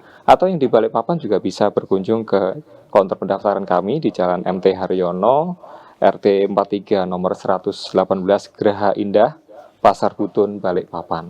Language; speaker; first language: Indonesian; native; Indonesian